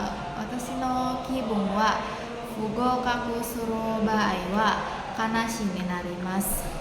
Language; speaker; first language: Japanese; non-native, learner; Indonesian